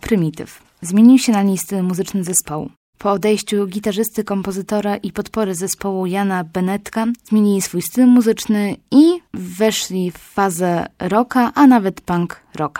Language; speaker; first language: Polish; native; Polish